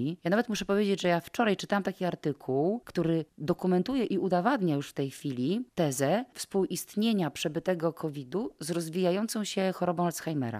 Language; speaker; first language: Polish; native; Polish